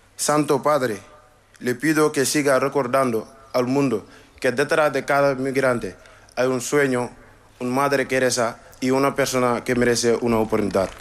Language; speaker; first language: Spanish; non-native, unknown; Wolof